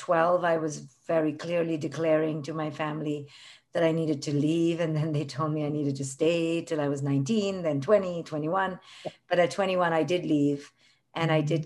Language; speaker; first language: English; non-native, local second language; Hindi